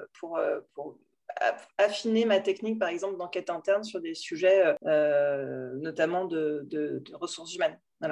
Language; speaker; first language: French; native; French